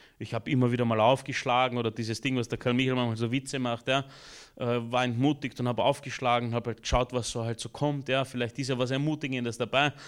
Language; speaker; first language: German; early bilingual, other home language; Romanian